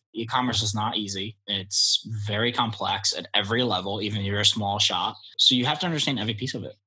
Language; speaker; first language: English; early bilingual, other home language; Polish